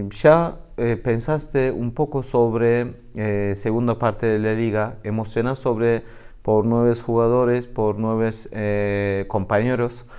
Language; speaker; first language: Spanish; non-native, learner; Turkish